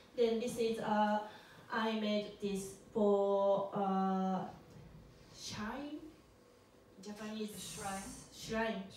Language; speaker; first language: English; non-native, learner; Japanese